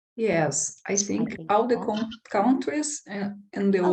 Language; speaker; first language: English; non-native, learner; Portuguese